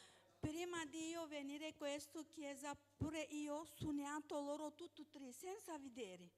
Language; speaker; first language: Italian; non-native, learner; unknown